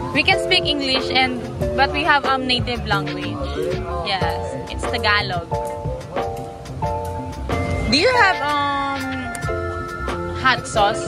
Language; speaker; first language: English; non-native, local second language; Filipino